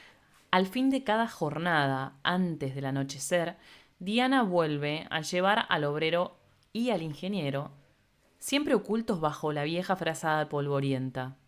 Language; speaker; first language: Spanish; native; Spanish